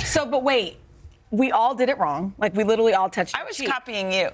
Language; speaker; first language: English; native; English